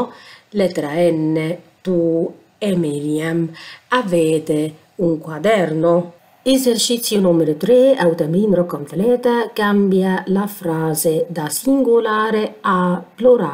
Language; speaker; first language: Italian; non-native, fluent; Arabic